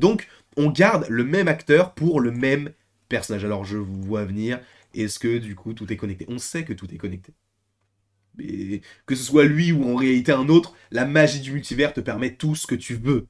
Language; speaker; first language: French; native; French